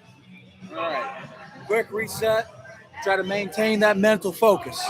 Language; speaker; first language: English; native; English